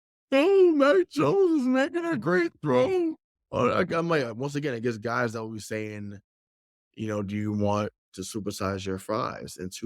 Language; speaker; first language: English; native; English